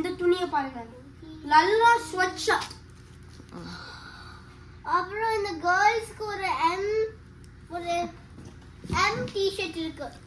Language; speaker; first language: Tamil; early bilingual, heritage; Tamil